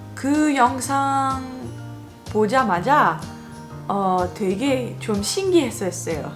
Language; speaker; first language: Korean; non-native, fluent; French